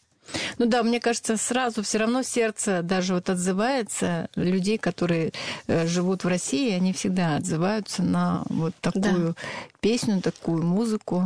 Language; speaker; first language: Russian; native; Russian